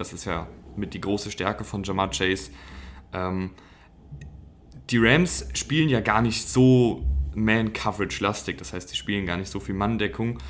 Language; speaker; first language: German; native; German